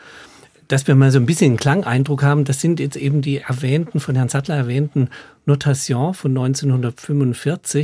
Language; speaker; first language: German; native; German